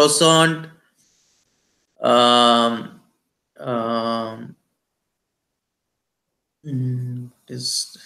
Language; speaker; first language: German; non-native, learner; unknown